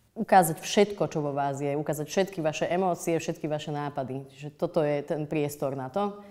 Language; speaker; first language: Slovak; native; Slovak